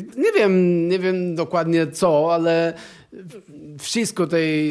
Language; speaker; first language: Polish; non-native, learner; Portuguese